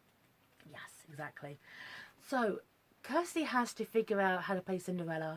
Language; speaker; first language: English; native; English